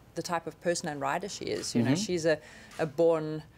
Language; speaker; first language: English; native; English